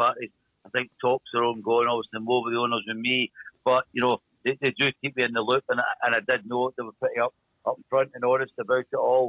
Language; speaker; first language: English; native; English